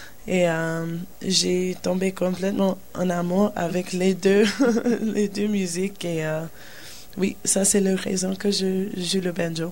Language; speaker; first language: French; non-native, learner; English